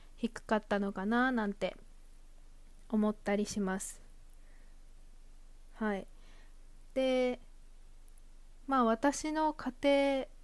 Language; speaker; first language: Japanese; native; Japanese